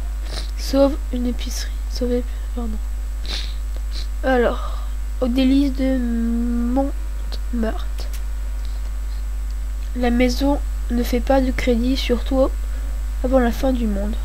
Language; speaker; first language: French; native; French